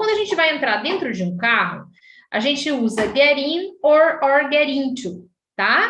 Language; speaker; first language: Portuguese; native; Portuguese